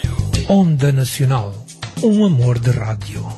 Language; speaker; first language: Portuguese; native; Portuguese